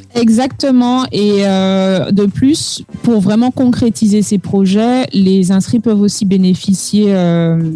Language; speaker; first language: French; native; French